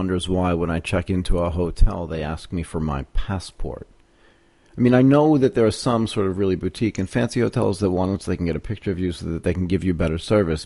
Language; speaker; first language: English; native; English